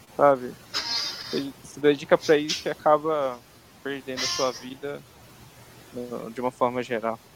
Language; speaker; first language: Portuguese; native; Portuguese